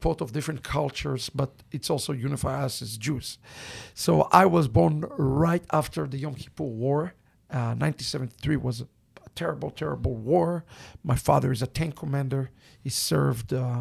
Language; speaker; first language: English; non-native, fluent; Hebrew